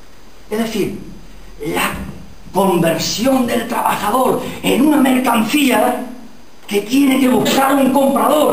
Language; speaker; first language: Spanish; native; Spanish